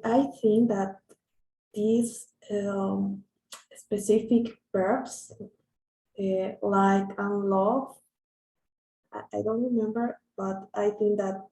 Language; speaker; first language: English; non-native, learner; Spanish